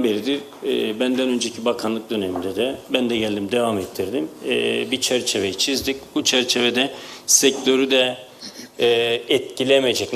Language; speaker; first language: Turkish; native; Turkish